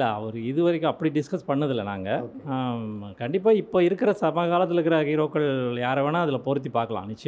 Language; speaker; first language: Tamil; native; Tamil